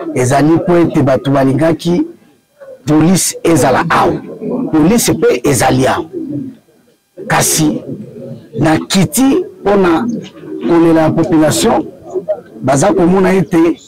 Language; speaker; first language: Lingala; native; Lingala